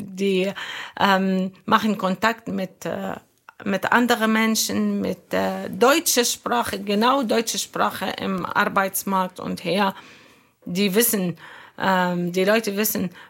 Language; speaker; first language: German; non-native, learner; Arabic